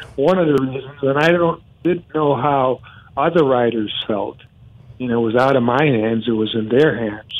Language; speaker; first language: English; non-native, fluent; Spanish